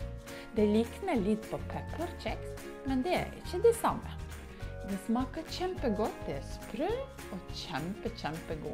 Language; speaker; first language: Norwegian; non-native, learner; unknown